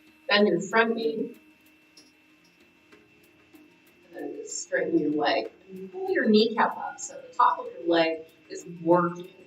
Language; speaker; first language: English; native; English